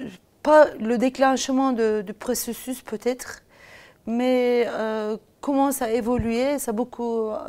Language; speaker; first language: French; non-native, fluent; Turkish